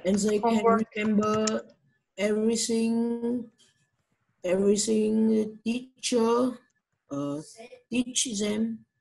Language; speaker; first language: English; non-native, learner; Vietnamese